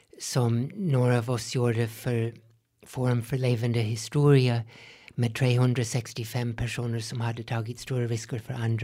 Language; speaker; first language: Swedish; non-native, fluent; English